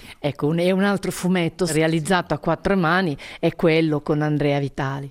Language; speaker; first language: Italian; native; Italian